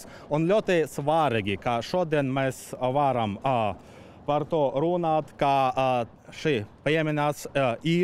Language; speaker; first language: Latvian; non-native, fluent; Russian